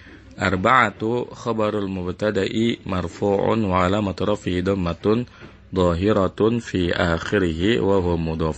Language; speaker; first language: Arabic; non-native, fluent; Indonesian